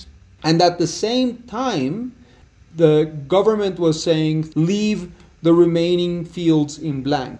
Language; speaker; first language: English; non-native, fluent; Spanish